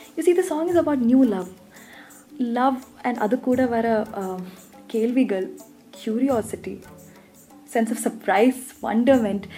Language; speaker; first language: English; non-native, local second language; Tamil